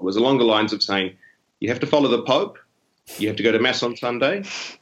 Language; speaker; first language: English; native; English